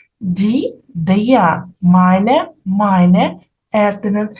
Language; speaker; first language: German; non-native, fluent; Ukrainian